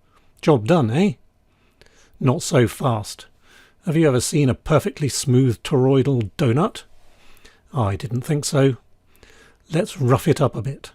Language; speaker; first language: English; native; English